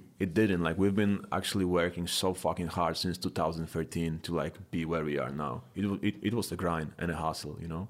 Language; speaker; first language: English; non-native, fluent; Polish